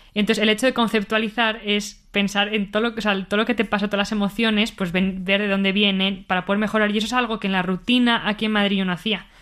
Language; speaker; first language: Spanish; native; Spanish